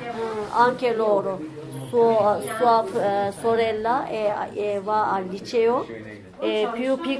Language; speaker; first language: Italian; non-native, learner; Turkish